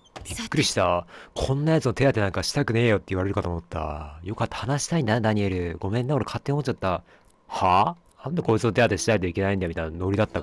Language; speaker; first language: Japanese; native; Japanese